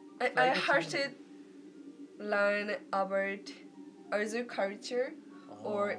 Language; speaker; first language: English; non-native, learner; Japanese